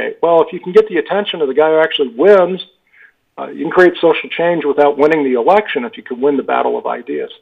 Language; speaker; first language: English; native; English